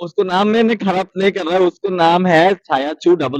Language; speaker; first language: Hindi; non-native, learner; Bangla